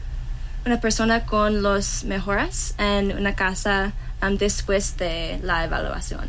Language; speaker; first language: Spanish; non-native, learner; English